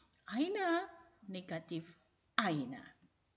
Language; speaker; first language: German; non-native, fluent; Indonesian